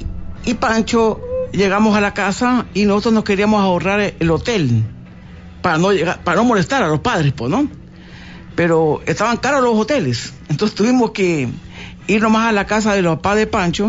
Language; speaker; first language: Spanish; native; Spanish